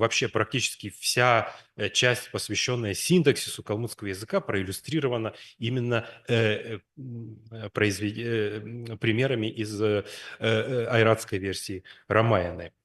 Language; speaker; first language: Russian; native; Russian